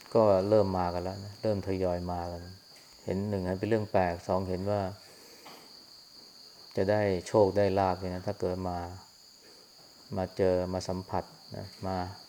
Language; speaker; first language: Thai; native; Thai